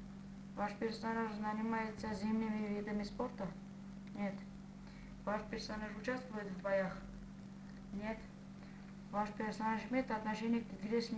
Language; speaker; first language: Russian; non-native, fluent; Armenian